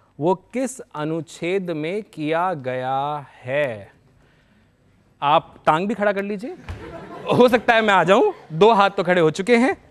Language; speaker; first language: Hindi; native; Hindi